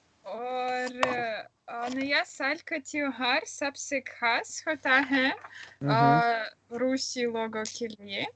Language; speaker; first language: Hindi; non-native, learner; Russian